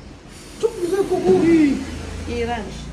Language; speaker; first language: Turkish; non-native, learner; Filipino